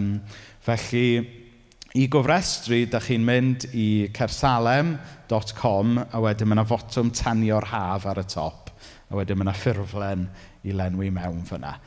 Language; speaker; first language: Welsh; native; Welsh